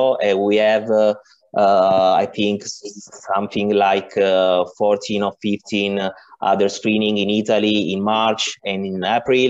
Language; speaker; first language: English; non-native, learner; Italian